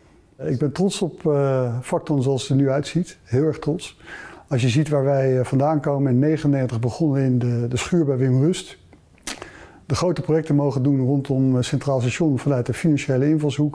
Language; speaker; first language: Dutch; native; Dutch